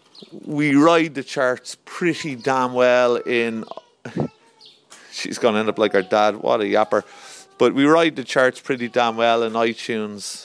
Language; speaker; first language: English; native; English